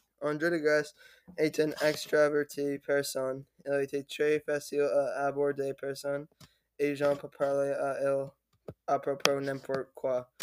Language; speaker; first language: French; non-native, learner; English